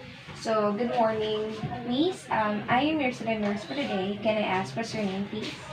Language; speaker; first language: English; non-native, local second language; Filipino